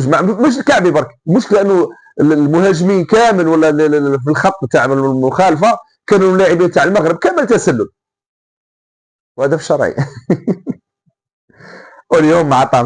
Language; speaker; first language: Arabic; native; Arabic